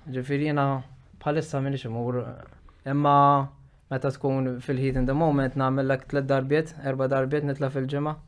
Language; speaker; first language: Maltese; native; Maltese